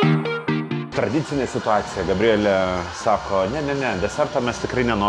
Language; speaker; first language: Lithuanian; native; Lithuanian